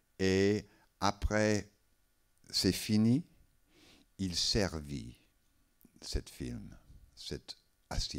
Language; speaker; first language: French; non-native, learner; English